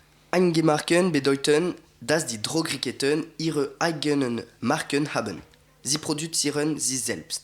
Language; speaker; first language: German; non-native, learner; French